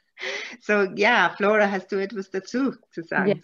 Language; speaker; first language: German; non-native, learner; Maltese